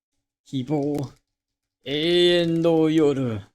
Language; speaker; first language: Japanese; non-native, learner; English